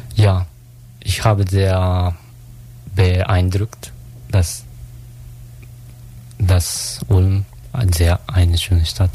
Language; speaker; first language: German; non-native, learner; Japanese